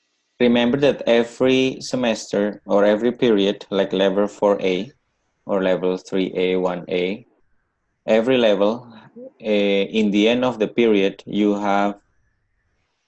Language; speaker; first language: English; non-native, learner; Indonesian